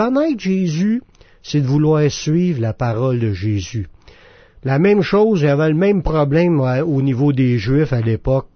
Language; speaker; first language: French; native; French